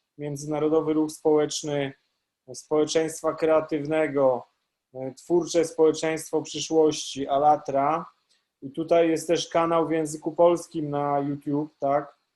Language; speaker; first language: Polish; native; Polish